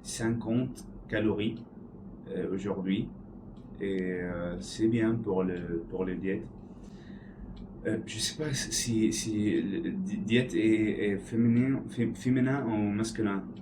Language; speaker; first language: French; non-native, learner; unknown